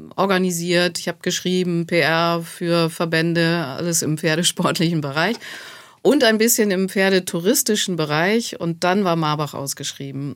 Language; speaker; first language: German; native; German